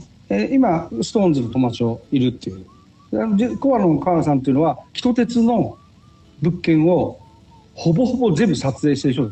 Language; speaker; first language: Japanese; native; Japanese